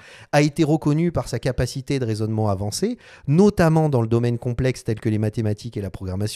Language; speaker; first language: French; native; French